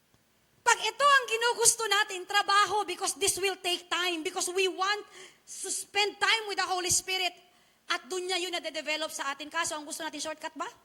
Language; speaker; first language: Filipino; non-native, local second language; Chavacano